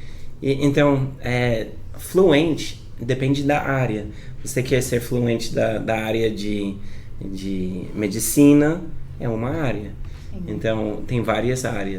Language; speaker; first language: Portuguese; non-native, fluent; English